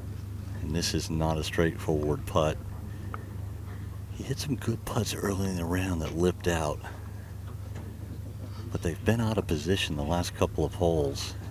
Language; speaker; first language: English; native; English